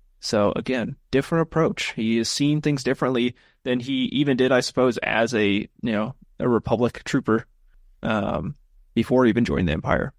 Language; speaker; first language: English; native; English